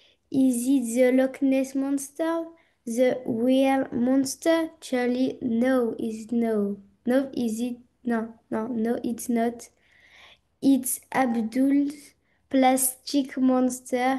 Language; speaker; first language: English; non-native, learner; French